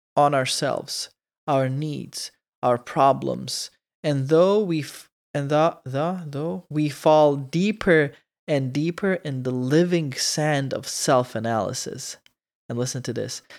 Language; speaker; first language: English; non-native, fluent; Croatian